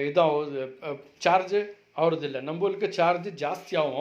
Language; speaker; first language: Tamil; non-native, local second language; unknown